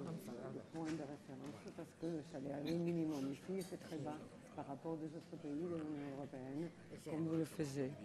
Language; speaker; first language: French; non-native, fluent; Catalan